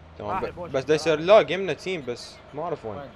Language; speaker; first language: Arabic; native; Arabic